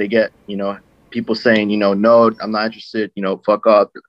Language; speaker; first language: English; native; English